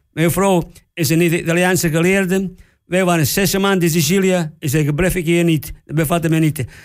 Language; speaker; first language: Dutch; non-native, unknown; Italian